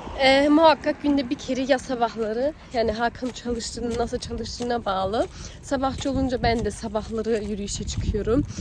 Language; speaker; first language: Turkish; early bilingual, heritage; Turkish